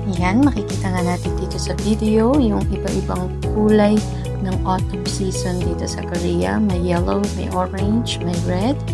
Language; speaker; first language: Filipino; native; Filipino